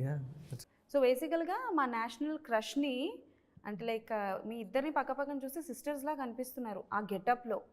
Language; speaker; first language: Telugu; native; Telugu